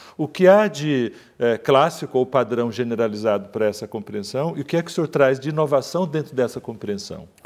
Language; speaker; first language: Portuguese; native; Portuguese